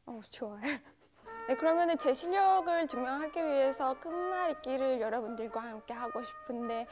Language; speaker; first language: Korean; non-native, fluent; Turkish